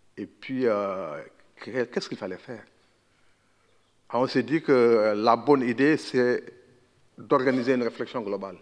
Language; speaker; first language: French; non-native, local second language; Wolof